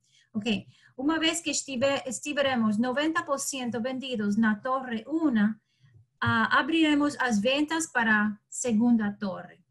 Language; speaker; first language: Portuguese; non-native, learner; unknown